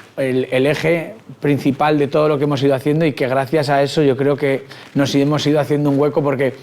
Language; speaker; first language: Spanish; native; Spanish